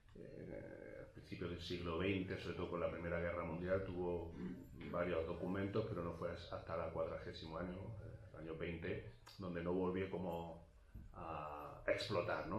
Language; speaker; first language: Spanish; native; Spanish